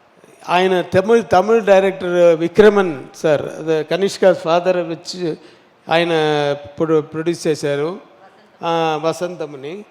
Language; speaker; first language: Telugu; non-native, learner; Tamil